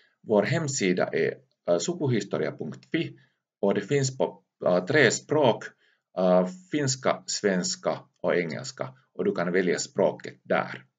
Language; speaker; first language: Swedish; non-native, local second language; Finnish